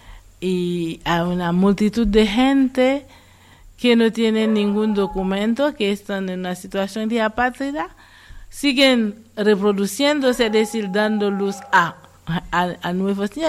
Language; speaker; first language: Spanish; non-native, fluent; Haitian Creole